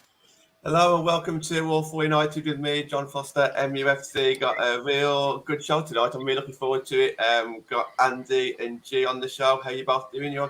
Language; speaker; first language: English; native; English